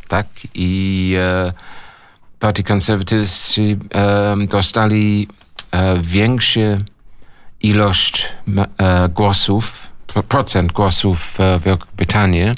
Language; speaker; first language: Polish; non-native, learner; English